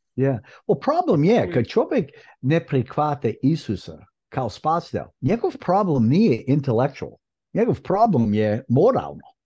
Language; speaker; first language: Croatian; early bilingual, heritage; Croatian